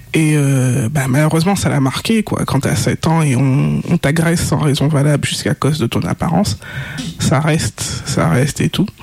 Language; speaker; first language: French; native; French